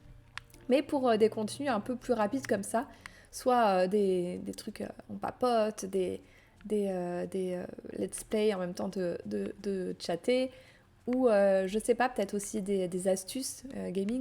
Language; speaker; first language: French; native; French